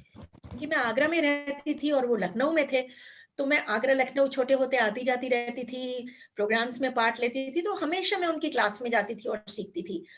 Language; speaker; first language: Hindi; native; Hindi